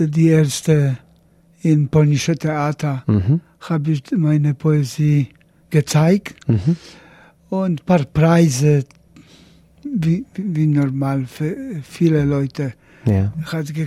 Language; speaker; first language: German; non-native, learner; Polish